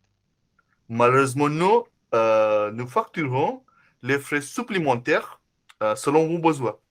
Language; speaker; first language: French; non-native, fluent; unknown